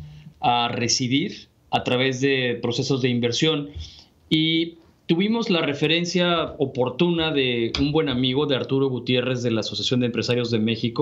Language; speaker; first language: Spanish; native; Spanish